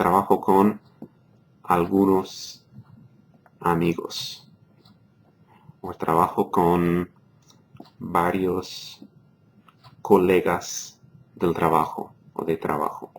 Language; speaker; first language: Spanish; non-native, fluent; English